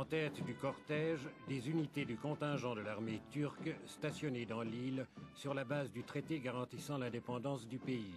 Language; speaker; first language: French; native; French